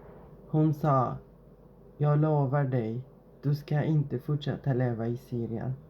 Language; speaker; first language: Swedish; non-native, fluent; Arabic